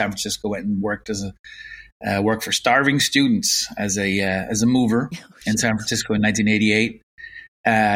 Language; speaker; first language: English; native; English